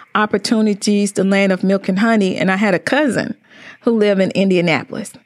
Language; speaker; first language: English; native; English